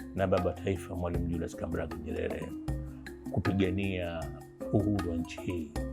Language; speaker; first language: Swahili; native; Swahili